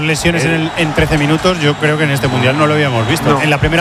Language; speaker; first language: Spanish; native; Spanish